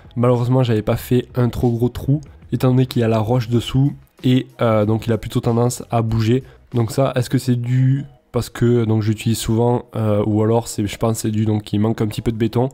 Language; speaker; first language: French; native; French